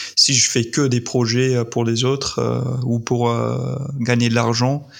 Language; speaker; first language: French; non-native, fluent; English